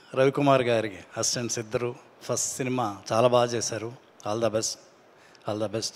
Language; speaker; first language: Telugu; non-native, learner; Tamil